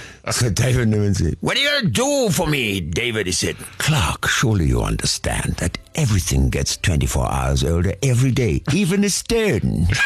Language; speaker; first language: English; native; English